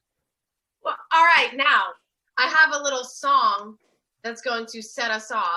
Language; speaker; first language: English; native; English